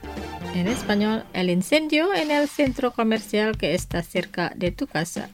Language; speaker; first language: Spanish; non-native, fluent; Indonesian